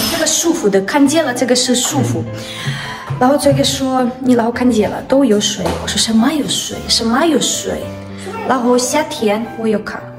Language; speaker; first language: Chinese; non-native, learner; Ukrainian